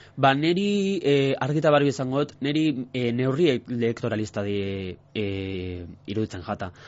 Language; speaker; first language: Basque; non-native, local second language; Spanish